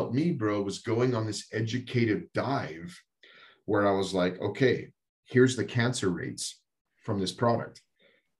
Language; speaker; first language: English; native; English